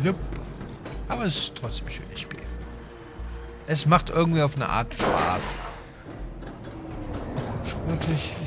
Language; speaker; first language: German; native; German